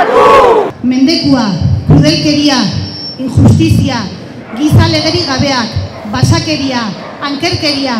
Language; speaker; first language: Basque; native; Basque